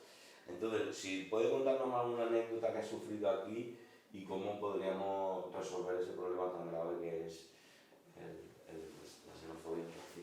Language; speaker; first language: Spanish; native; Spanish